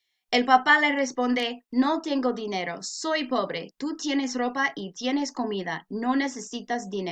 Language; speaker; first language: Spanish; non-native, fluent; English